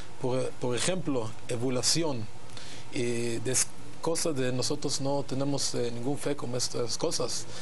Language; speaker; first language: Spanish; non-native, learner; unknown